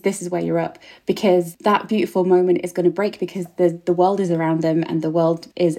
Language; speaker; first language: English; native; English